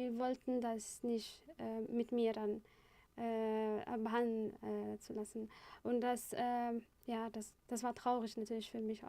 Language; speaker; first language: German; non-native, fluent; Arabic